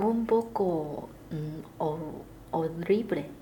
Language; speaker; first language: Spanish; non-native, learner; Chinese